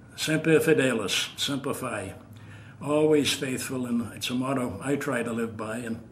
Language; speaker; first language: English; native; English